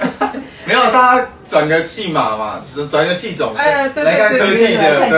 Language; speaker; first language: Chinese; native; Chinese